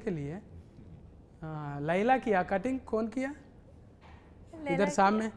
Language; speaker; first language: Hindi; non-native, local second language; Telugu